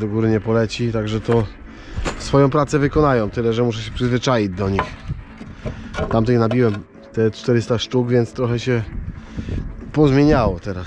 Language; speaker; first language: Polish; native; Polish